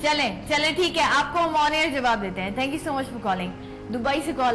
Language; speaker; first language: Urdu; non-native, local second language; Sindhi